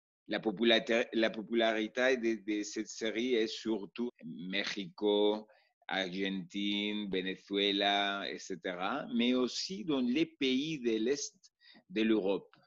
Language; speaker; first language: French; non-native, learner; Spanish